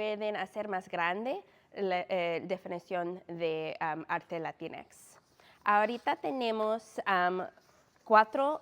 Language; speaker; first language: Spanish; non-native, fluent; English